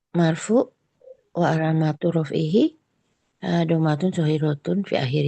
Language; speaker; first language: Arabic; non-native, learner; Indonesian